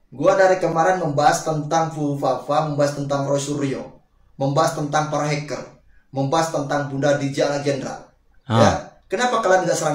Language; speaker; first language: Indonesian; native; Indonesian